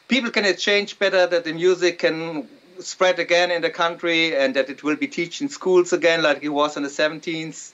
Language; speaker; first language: English; non-native, fluent; German